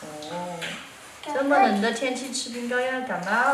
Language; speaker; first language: Chinese; native; Chinese